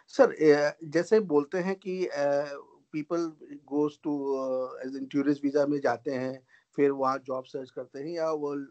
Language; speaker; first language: Hindi; non-native, local second language; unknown